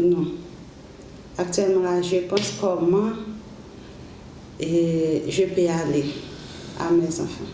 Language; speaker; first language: French; non-native, learner; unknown